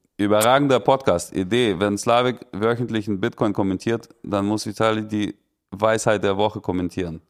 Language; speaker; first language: German; early bilingual, other home language; Russian